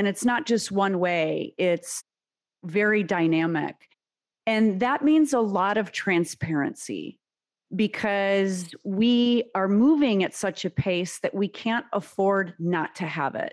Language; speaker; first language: English; early bilingual, other home language; Serbian